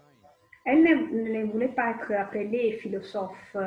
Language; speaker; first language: French; non-native, fluent; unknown